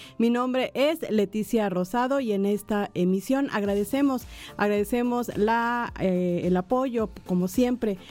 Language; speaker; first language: Spanish; native; Spanish